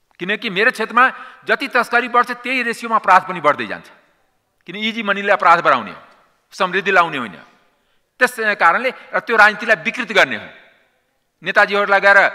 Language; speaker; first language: Nepali; non-native, local second language; Maithili